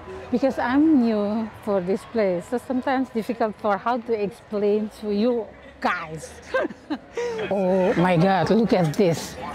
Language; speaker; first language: English; non-native, learner; Indonesian